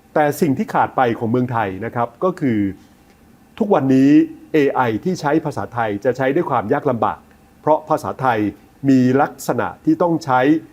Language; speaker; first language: Thai; native; Thai